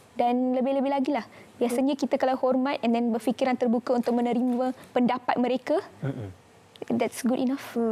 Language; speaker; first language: Malay; non-native, local second language; English